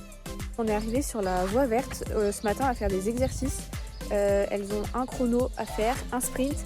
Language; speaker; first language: French; native; French